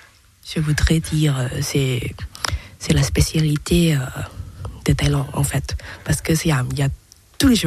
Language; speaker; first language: French; non-native, learner; Thai